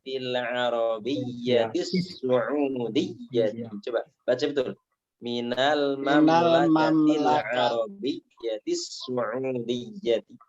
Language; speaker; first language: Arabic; non-native, learner; Indonesian